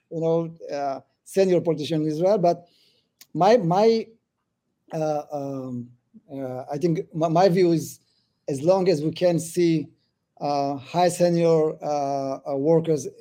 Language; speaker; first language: English; early bilingual, other home language; Amharic